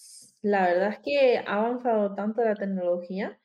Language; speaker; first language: Spanish; early bilingual, other home language; Chinese